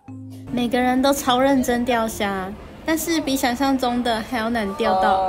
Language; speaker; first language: Chinese; native; Chinese